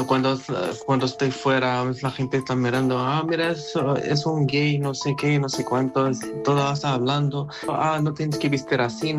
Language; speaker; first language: Spanish; non-native, learner; Arabic